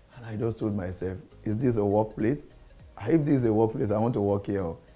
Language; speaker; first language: English; non-native, local second language; Yoruba